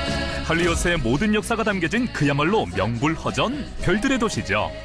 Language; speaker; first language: Korean; native; Korean